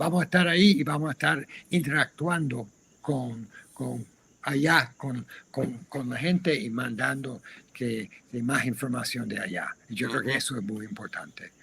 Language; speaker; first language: Spanish; non-native, fluent; English